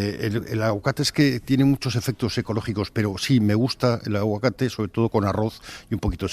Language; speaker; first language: Spanish; native; Spanish